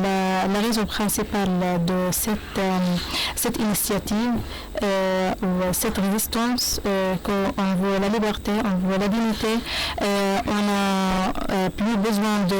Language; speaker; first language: French; non-native, learner; Arabic